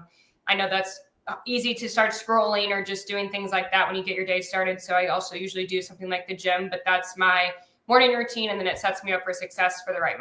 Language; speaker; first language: English; native; English